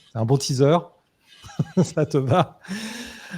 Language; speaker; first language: French; native; French